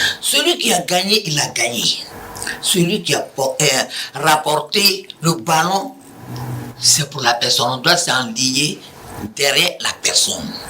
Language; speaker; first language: French; non-native, local second language; Mandingo